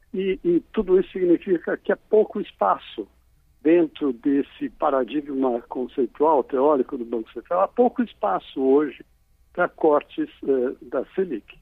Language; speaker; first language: Portuguese; native; Portuguese